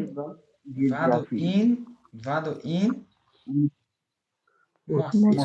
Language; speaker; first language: Italian; non-native, learner; Bangla